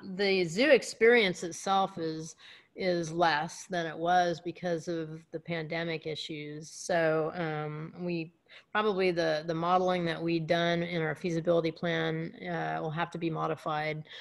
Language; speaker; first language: English; native; English